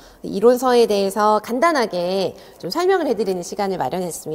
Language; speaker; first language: Korean; native; Korean